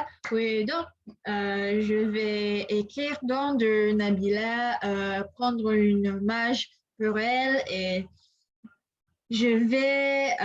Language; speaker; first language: French; non-native, learner; English